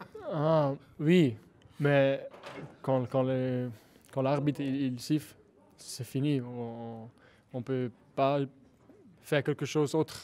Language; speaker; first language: French; non-native, learner; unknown